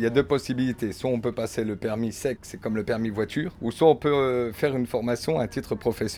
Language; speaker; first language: French; native; French